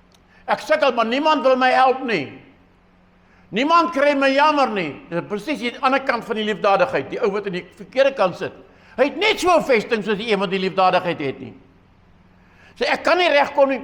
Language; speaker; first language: Afrikaans; native; Afrikaans